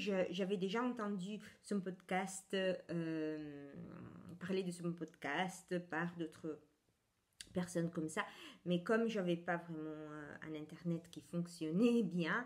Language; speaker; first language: French; non-native, fluent; Italian